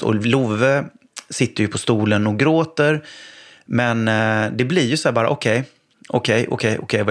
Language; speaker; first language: Swedish; native; Swedish